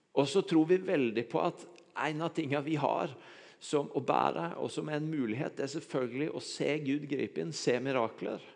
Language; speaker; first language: Norwegian; native; Norwegian